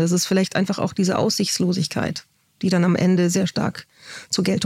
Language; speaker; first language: German; native; German